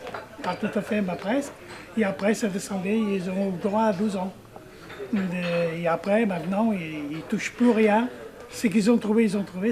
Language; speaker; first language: French; native; French